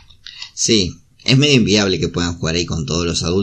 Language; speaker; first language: Spanish; native; Spanish